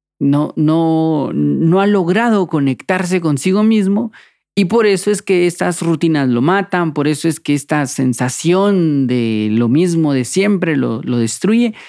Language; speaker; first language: Spanish; native; Spanish